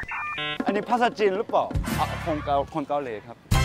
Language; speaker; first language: Thai; non-native, fluent; Korean